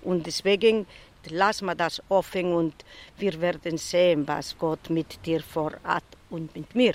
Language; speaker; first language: German; non-native, fluent; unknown